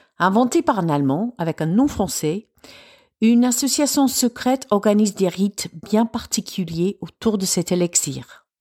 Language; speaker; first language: French; non-native, fluent; English